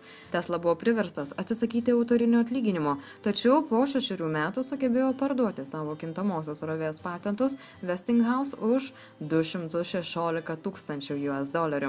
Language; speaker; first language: Lithuanian; native; Lithuanian